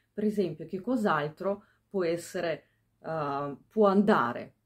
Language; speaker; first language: Italian; non-native, fluent; Russian